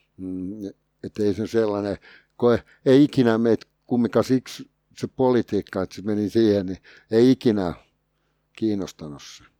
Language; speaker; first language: Finnish; native; Finnish